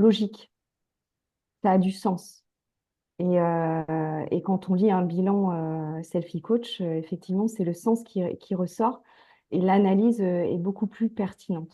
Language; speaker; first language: French; native; French